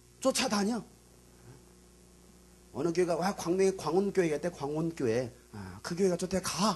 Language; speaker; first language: Korean; native; Korean